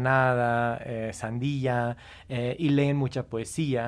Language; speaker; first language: Spanish; non-native, fluent; English